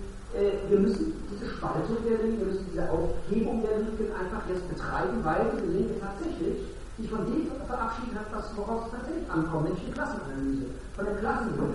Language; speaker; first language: German; native; German